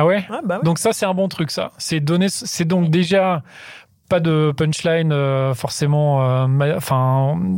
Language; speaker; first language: French; native; French